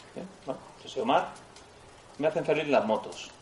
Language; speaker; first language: Spanish; native; Spanish